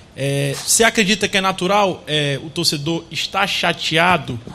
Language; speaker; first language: Portuguese; native; Portuguese